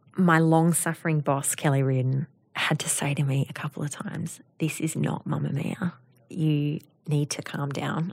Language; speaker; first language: English; native; English